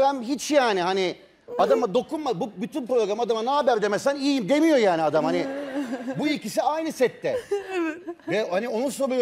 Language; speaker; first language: Turkish; native; Turkish